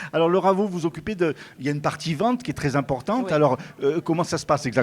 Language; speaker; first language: French; native; French